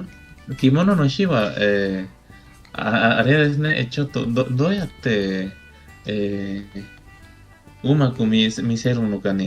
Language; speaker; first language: Japanese; non-native, learner; Spanish